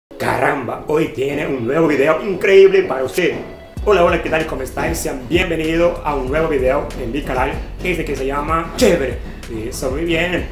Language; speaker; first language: Spanish; non-native, fluent; Portuguese